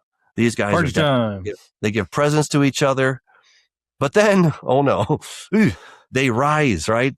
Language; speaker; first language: English; native; English